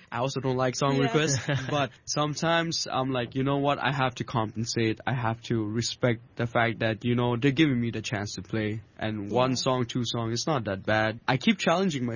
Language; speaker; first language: English; non-native, local second language; Bangla